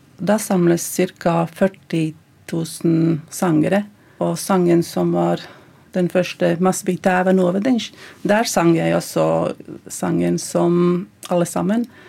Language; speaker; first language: Norwegian; non-native, fluent; Latvian